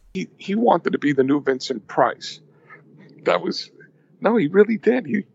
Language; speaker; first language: English; native; English